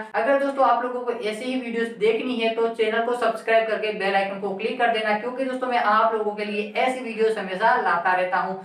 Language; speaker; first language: Hindi; native; Hindi